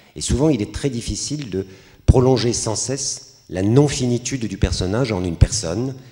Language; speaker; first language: French; native; French